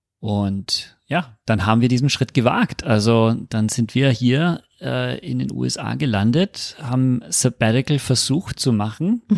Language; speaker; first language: German; non-native, fluent; English